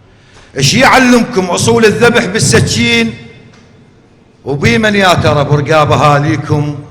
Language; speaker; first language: Arabic; native; Arabic